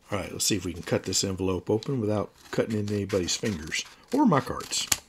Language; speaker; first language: English; native; English